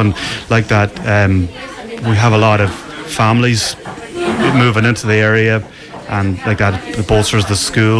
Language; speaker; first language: English; native; English